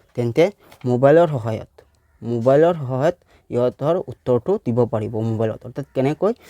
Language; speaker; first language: Assamese; native; Assamese